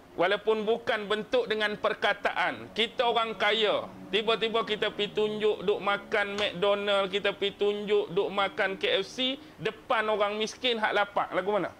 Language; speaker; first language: Malay; native; Malay